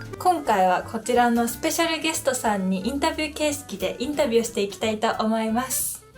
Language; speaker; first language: Japanese; native; Japanese